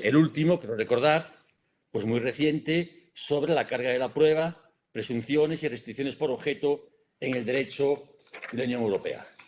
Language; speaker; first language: Spanish; native; Spanish